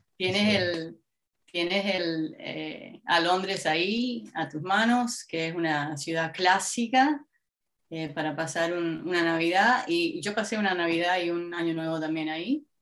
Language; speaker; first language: Spanish; native; Spanish